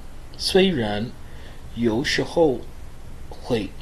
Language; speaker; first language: Chinese; non-native, learner; English